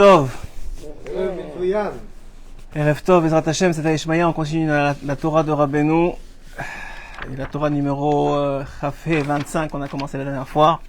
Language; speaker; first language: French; native; French